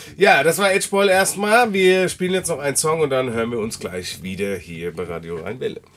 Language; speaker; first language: German; native; German